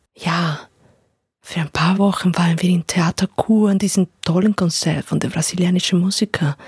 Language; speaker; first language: German; non-native, fluent; Spanish